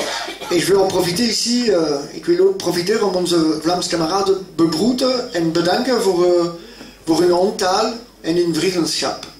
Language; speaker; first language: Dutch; non-native, local second language; French